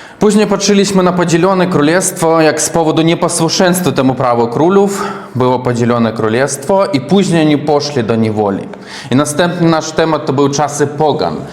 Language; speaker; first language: Polish; non-native, learner; Russian